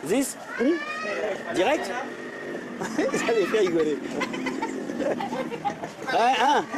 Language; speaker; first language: French; native; French